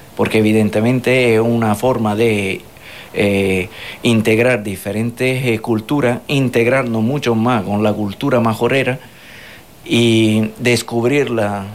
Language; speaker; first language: Spanish; non-native, fluent; Italian